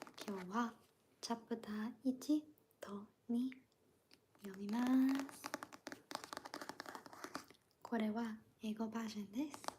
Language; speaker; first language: Japanese; non-native, learner; English